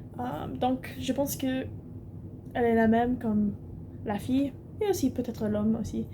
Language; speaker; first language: French; non-native, learner; English